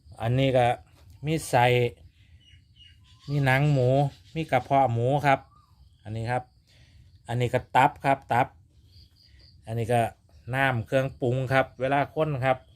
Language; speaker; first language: Thai; non-native, local second language; Northeastern Thai